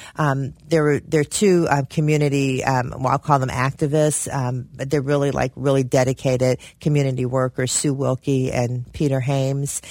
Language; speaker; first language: English; native; English